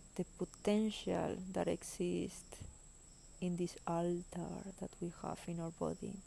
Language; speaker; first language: English; non-native, fluent; Spanish